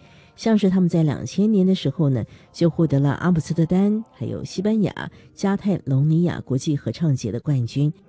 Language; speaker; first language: Chinese; native; Chinese